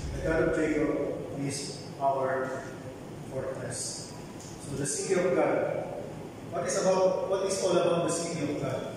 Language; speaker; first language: English; non-native, local second language; Filipino